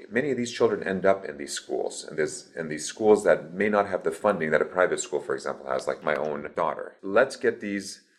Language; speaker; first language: English; early bilingual, other home language; Persian